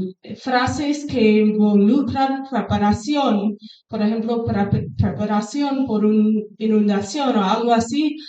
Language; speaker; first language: Spanish; non-native, fluent; English